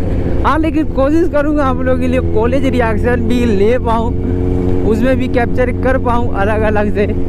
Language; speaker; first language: Hindi; native; Hindi